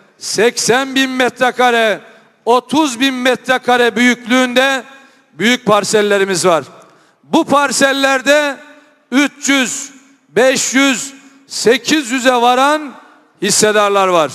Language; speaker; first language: Turkish; native; Turkish